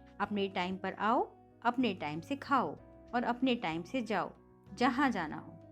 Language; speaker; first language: Hindi; native; Hindi